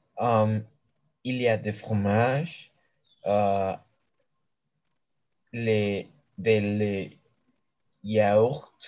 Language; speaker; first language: French; non-native, learner; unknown